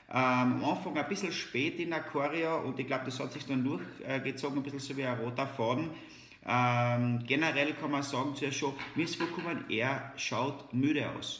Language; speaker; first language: German; native; German